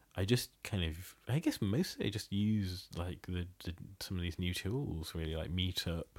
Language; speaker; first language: English; early bilingual, other home language; Bangla